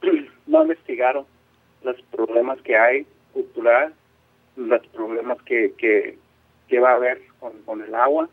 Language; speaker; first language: Spanish; non-native, local second language; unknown